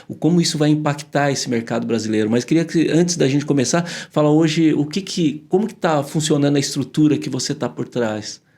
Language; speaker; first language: Portuguese; native; Portuguese